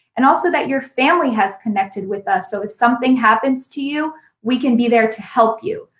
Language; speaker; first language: English; native; English